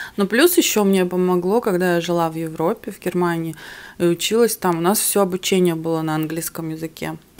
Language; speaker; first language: Russian; early bilingual, other home language; Armenian